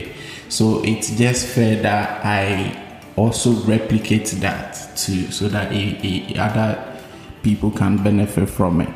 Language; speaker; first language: English; non-native, local second language; Akan